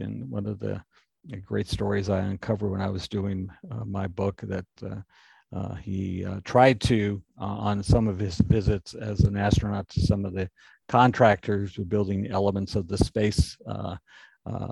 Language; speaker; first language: English; native; English